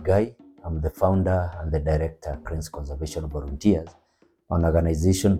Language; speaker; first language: English; non-native, local second language; Kikuyu